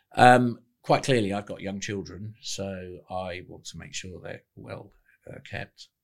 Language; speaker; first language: English; native; English